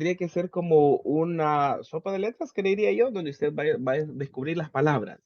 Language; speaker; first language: Spanish; native; Spanish